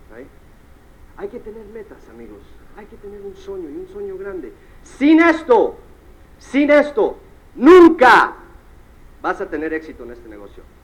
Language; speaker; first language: Spanish; early bilingual, heritage; Spanish